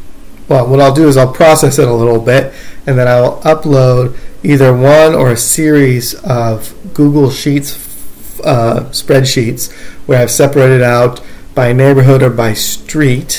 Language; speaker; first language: English; native; English